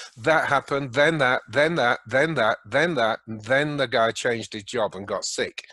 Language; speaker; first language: English; native; English